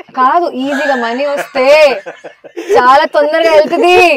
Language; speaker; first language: Telugu; non-native, local second language; Hindi